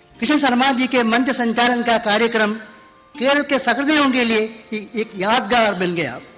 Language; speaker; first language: Hindi; non-native, local second language; Malayalam